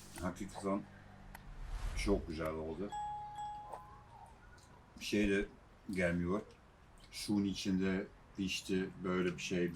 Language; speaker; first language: Turkish; non-native, fluent; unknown